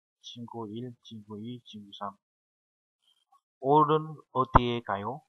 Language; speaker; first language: Korean; non-native, fluent; Vietnamese